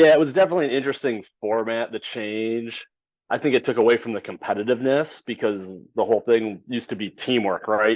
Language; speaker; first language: English; native; English